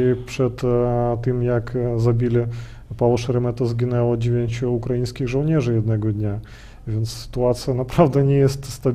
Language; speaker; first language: Polish; non-native, fluent; Belarusian